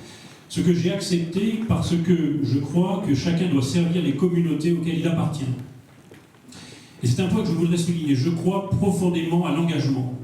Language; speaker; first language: French; native; French